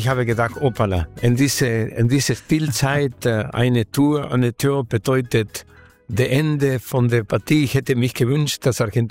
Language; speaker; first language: German; non-native, fluent; Spanish